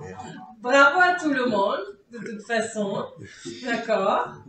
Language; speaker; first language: French; non-native, fluent; Czech